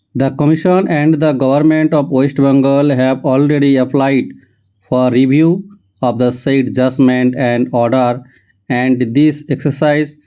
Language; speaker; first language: English; non-native, local second language; Bangla